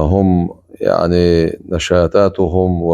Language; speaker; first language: Arabic; non-native, fluent; Chechen